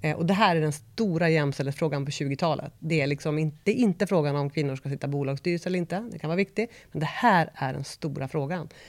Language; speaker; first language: Swedish; native; Swedish